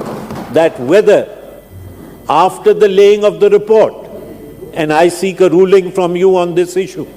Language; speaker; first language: English; non-native, local second language; Urdu